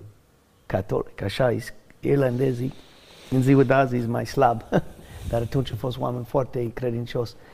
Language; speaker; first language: Romanian; non-native, learner; English